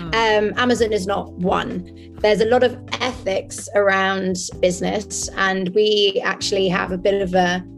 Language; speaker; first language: English; early bilingual, other home language; French